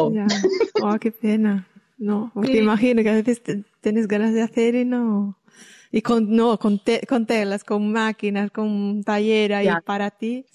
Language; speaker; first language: Spanish; non-native, fluent; Portuguese